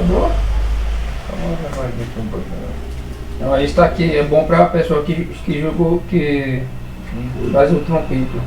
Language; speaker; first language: Portuguese; non-native, learner; Haitian Creole